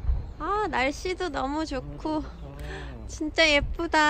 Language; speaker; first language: Korean; native; Korean